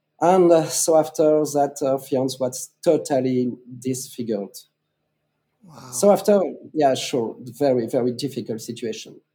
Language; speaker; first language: English; non-native, fluent; French